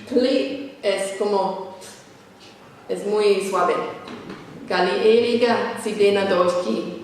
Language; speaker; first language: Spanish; non-native, fluent; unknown